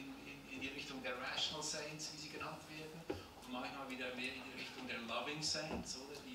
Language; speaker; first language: German; native; German